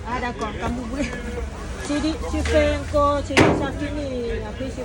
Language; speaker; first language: French; non-native, learner; Thai